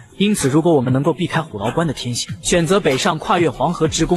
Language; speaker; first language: Chinese; native; Chinese